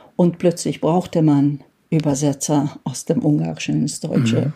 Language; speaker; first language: German; early bilingual, heritage; Hungarian